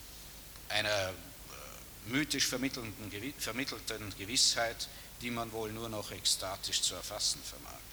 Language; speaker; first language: German; native; German